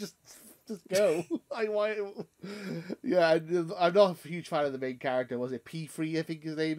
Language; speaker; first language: English; native; English